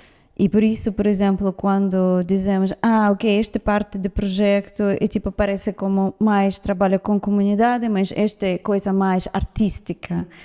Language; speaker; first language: Portuguese; non-native, fluent; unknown